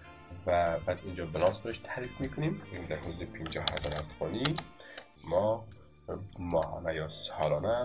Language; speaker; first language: Persian; native; Persian